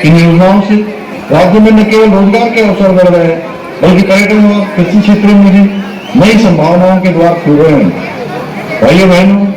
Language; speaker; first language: Hindi; native; Hindi